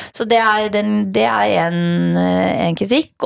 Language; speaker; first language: Norwegian; native; Norwegian